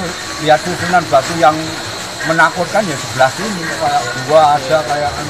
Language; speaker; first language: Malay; non-native, local second language; Javanese